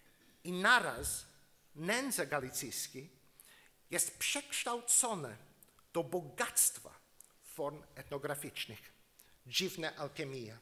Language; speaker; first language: Polish; non-native, learner; English